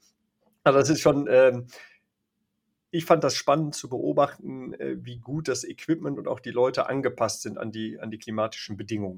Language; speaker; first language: German; native; German